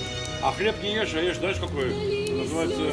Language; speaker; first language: Russian; native; Russian